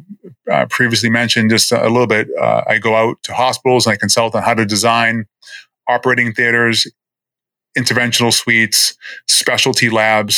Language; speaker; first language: English; native; English